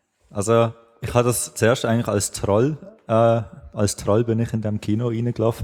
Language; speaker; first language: German; native; German